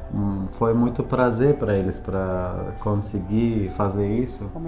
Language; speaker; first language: Portuguese; non-native, learner; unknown